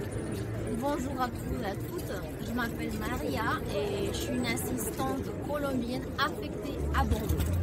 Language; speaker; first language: French; non-native, fluent; Spanish